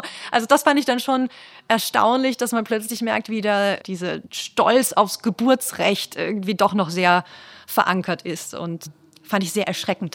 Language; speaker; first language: German; native; German